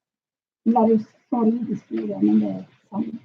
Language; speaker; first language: Swedish; native; Swedish